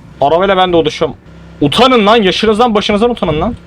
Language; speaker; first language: Turkish; native; Turkish